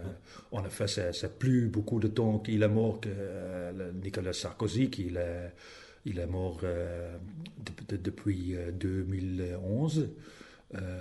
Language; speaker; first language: French; non-native, learner; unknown